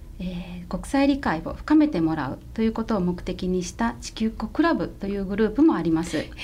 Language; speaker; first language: Japanese; non-native, fluent; Chinese